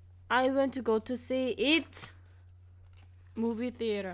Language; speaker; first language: English; non-native, learner; Korean